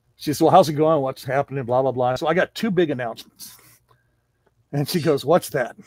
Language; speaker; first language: English; native; English